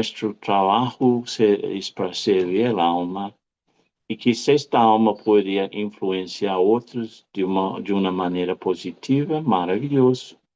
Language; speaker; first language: Spanish; non-native, fluent; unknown